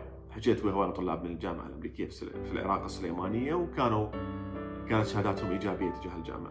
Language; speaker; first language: Arabic; native; Arabic